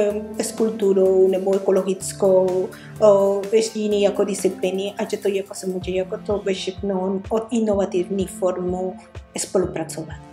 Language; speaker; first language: Czech; non-native, learner; Spanish